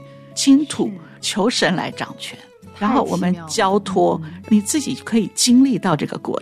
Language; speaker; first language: Chinese; native; Chinese